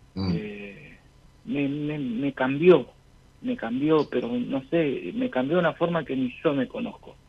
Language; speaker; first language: Spanish; native; Spanish